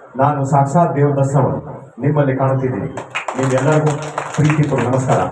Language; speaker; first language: Kannada; non-native, fluent; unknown